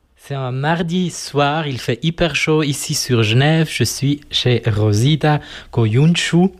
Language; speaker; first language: French; non-native, local second language; German